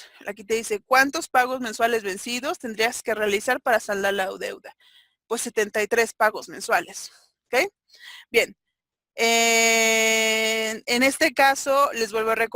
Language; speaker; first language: Spanish; native; Spanish